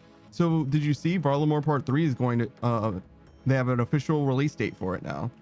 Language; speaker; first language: English; native; English